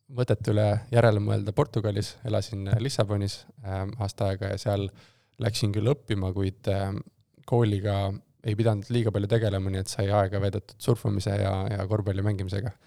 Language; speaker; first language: Estonian; native; Estonian